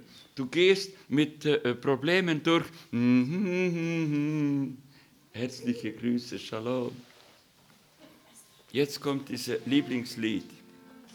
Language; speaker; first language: German; non-native, learner; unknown